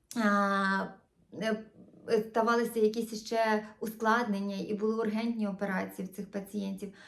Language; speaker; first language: Ukrainian; non-native, local second language; Russian